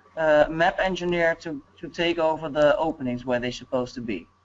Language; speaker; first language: English; non-native, fluent; Dutch